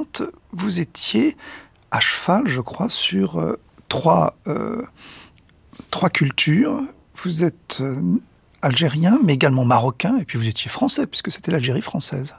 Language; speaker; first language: French; native; French